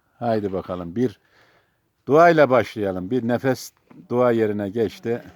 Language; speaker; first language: Turkish; native; Turkish